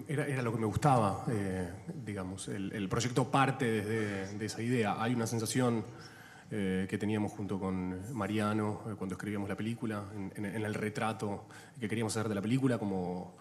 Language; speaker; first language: Spanish; native; Spanish